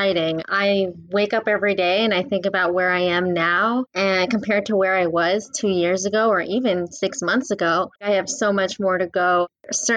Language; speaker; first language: English; native; English